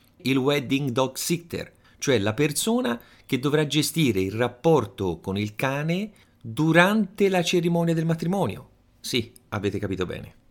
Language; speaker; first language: Italian; native; Italian